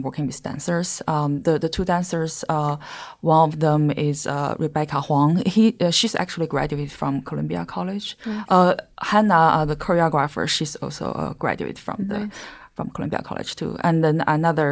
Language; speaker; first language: English; non-native, fluent; Chinese